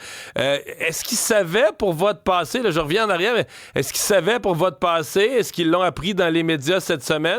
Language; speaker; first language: French; native; French